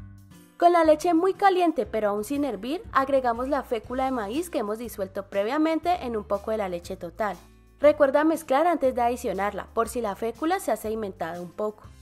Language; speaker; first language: Spanish; native; Spanish